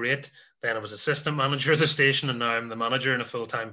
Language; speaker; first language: English; native; English